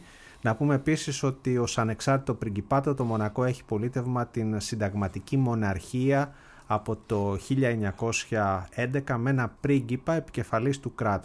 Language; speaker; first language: Greek; native; Greek